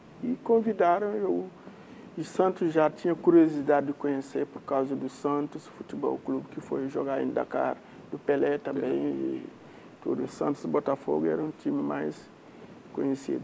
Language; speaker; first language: Portuguese; non-native, fluent; Wolof